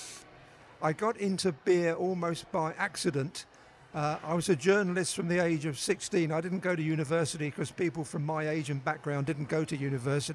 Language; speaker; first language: English; native; English